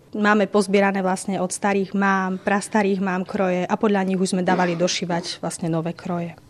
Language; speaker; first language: Slovak; native; Slovak